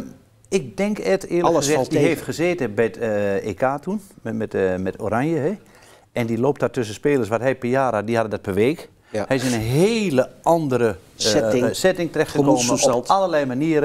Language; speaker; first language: Dutch; native; Dutch